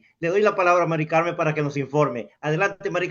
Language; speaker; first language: Spanish; native; Spanish